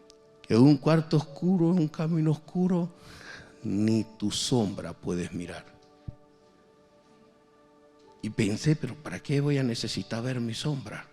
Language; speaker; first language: Spanish; native; Spanish